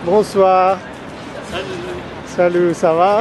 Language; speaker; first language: French; non-native, fluent; Italian